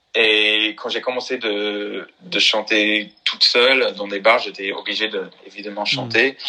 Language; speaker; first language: French; non-native, fluent; English